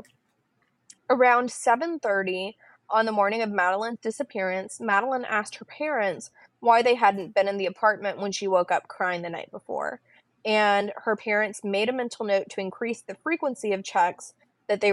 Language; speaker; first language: English; native; English